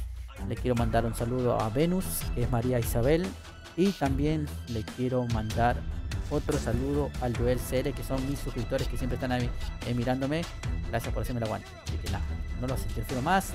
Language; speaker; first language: Spanish; native; Spanish